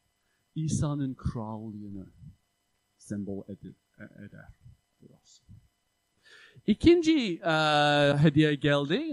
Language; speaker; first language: Turkish; non-native, fluent; English